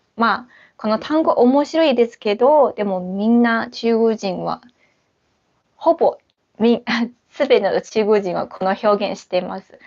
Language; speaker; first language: Japanese; non-native, fluent; Chinese